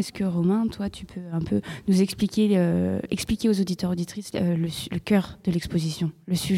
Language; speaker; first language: French; native; French